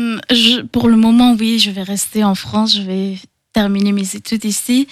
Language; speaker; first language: French; non-native, fluent; Persian